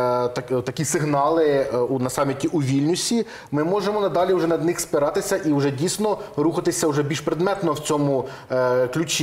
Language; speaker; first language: Ukrainian; native; Ukrainian